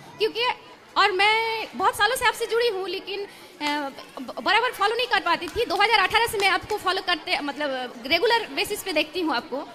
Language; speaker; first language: Hindi; non-native, local second language; Bangla